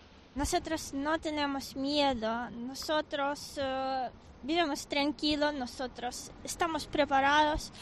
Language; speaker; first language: Spanish; non-native, fluent; Ukrainian